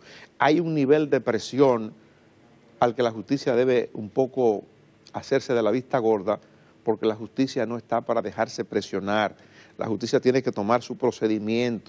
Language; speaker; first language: Spanish; native; Spanish